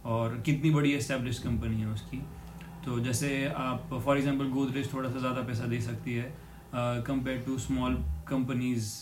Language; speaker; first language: Hindi; non-native, local second language; Marathi